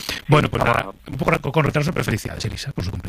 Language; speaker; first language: Spanish; native; Spanish